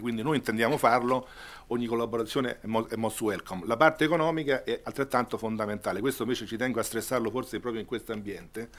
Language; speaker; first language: Italian; native; Italian